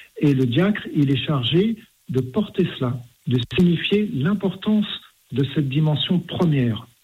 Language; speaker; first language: French; native; French